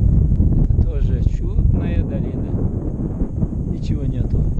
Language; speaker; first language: Russian; non-native, local second language; Uzbek